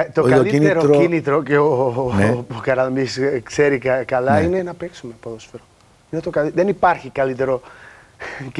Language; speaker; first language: Greek; non-native, learner; Portuguese